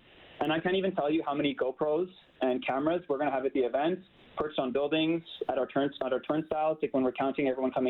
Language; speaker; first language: English; native; English